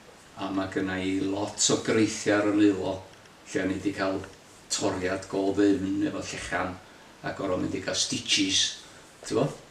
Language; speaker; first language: Welsh; native; Welsh